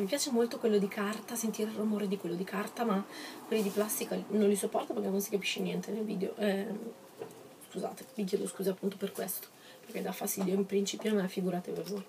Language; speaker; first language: Italian; native; Italian